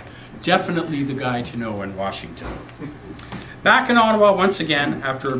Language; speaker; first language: English; native; English